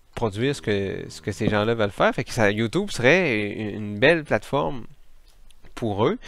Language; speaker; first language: French; native; French